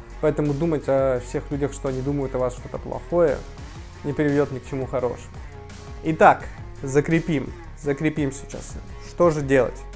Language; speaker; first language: Russian; native; Russian